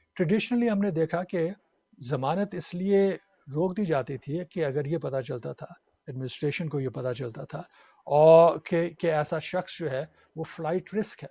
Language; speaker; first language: Urdu; native; Urdu